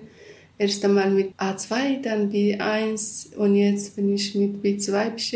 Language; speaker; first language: German; non-native, learner; Central Kurdish